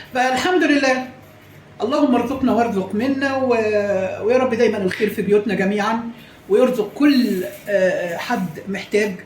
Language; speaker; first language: Arabic; native; Arabic